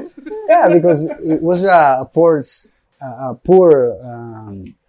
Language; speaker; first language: English; non-native, learner; Spanish